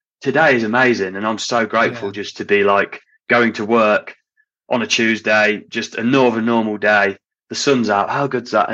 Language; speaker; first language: English; native; English